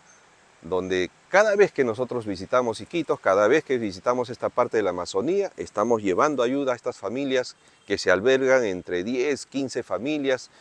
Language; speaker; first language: Spanish; native; Spanish